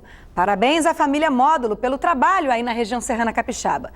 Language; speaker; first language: Portuguese; native; Portuguese